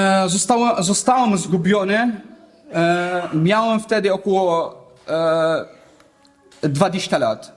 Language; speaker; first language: Polish; non-native, learner; Arabic